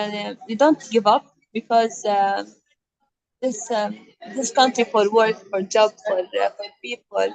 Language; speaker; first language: English; non-native, learner; Arabic